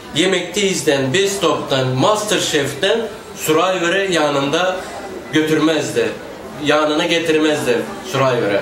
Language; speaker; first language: Turkish; non-native, fluent; Turkmen